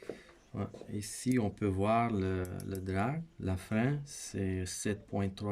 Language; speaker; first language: French; non-native, fluent; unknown